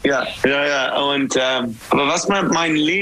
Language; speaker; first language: German; non-native, learner; English